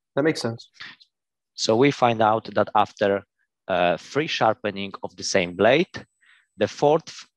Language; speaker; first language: English; non-native, fluent; Polish